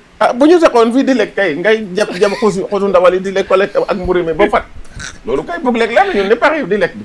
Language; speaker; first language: Wolof; non-native, local second language; Serer